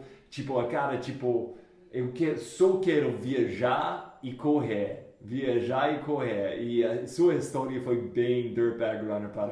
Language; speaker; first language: Portuguese; non-native, fluent; English